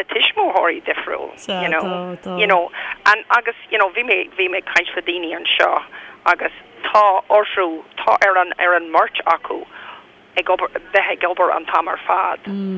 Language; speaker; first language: Irish; non-native, local second language; English